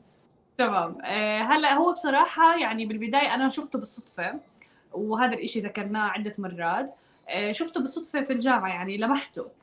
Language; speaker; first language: Arabic; native; Arabic